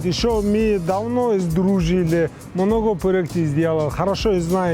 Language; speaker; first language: Russian; non-native, learner; Mongolian